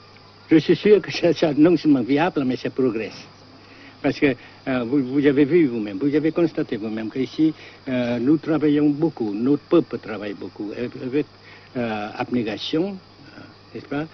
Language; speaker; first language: French; non-native, local second language; Vietnamese